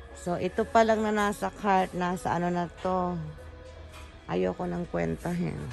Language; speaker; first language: Filipino; native; Filipino